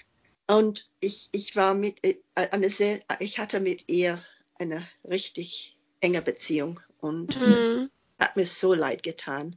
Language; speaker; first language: German; non-native, fluent; English